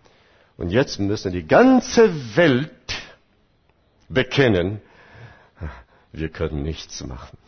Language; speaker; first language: German; non-native, fluent; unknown